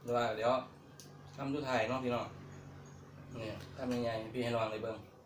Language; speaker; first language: Thai; native; Thai